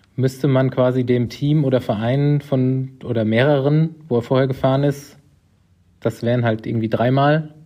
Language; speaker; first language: German; native; German